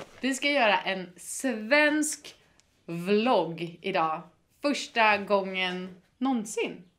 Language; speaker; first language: Swedish; native; Swedish